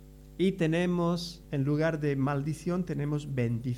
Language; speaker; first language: Spanish; native; Spanish